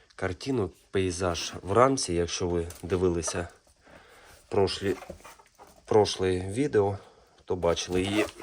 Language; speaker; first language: Ukrainian; non-native, local second language; Russian